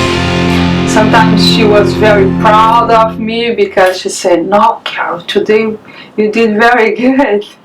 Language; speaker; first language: English; non-native, learner; Portuguese